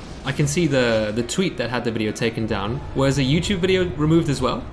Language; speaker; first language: English; native; English